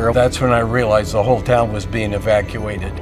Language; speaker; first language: English; native; English